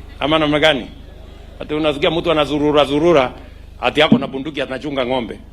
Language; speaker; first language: Swahili; non-native, local second language; Kalenjin